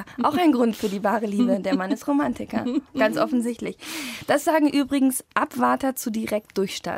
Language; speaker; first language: German; native; German